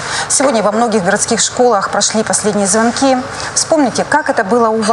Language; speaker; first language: Russian; native; Russian